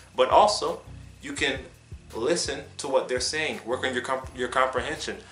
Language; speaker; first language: English; native; English